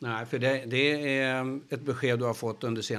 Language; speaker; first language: Swedish; native; Swedish